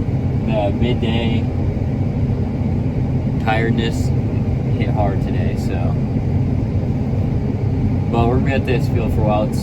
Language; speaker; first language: English; native; English